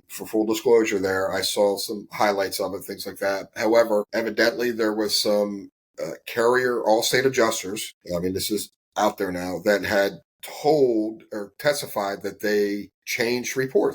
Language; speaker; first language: English; native; English